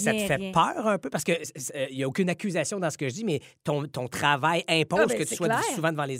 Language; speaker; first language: French; native; French